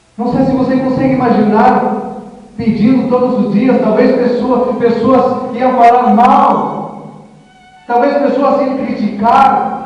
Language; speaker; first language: Portuguese; non-native, fluent; Spanish